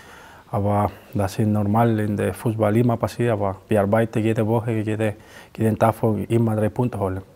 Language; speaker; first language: German; non-native, learner; Spanish